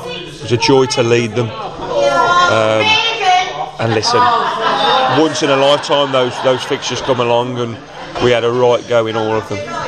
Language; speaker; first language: English; native; English